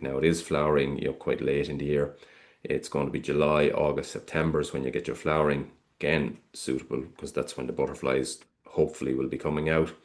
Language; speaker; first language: English; native; English